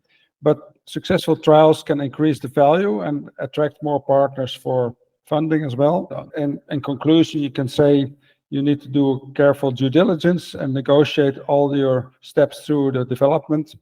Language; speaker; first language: English; non-native, fluent; Dutch